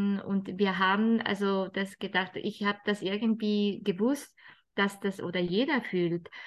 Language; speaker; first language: German; non-native, fluent; Japanese